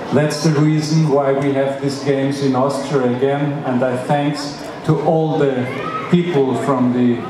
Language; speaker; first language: English; non-native, fluent; German